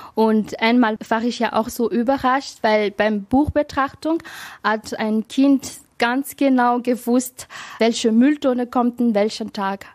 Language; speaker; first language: German; non-native, learner; Malagasy